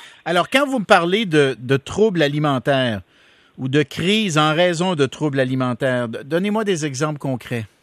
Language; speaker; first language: French; native; French